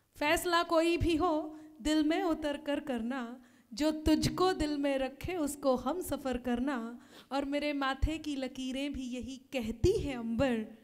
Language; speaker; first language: Hindi; native; Hindi